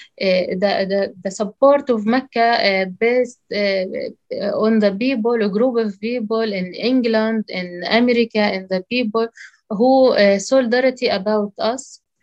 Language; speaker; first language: English; non-native, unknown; Arabic